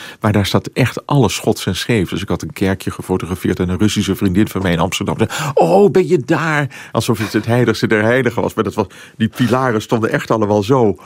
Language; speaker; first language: Dutch; native; Dutch